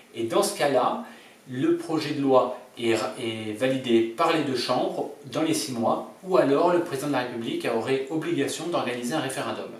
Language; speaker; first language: French; native; French